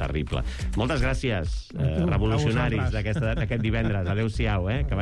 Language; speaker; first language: Catalan; native; Catalan